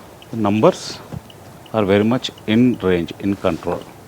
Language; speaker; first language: English; non-native, local second language; Telugu